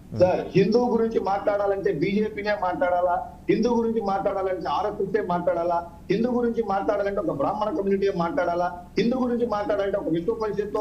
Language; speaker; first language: Telugu; native; Telugu